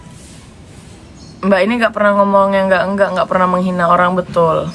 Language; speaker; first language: Indonesian; native; Indonesian